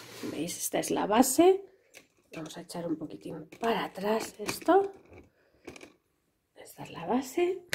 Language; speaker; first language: Spanish; native; Spanish